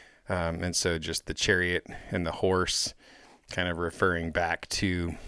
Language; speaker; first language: English; native; English